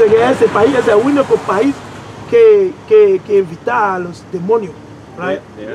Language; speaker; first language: Spanish; non-native, learner; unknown